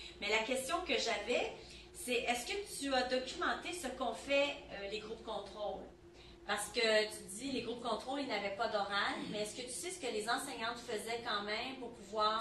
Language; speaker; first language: French; native; French